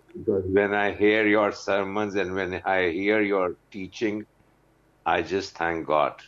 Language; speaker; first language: English; non-native, local second language; Urdu